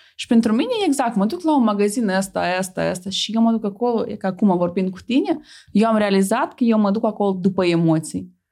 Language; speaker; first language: Romanian; non-native, local second language; Russian